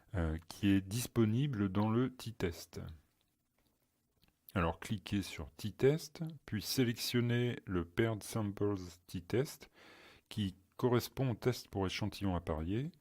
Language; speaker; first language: French; native; French